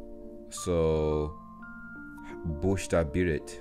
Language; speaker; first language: German; non-native, learner; English